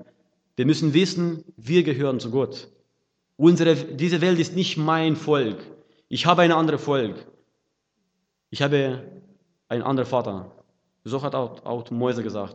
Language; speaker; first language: German; non-native, fluent; Russian